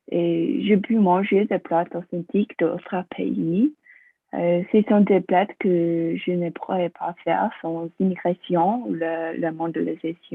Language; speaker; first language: French; non-native, fluent; English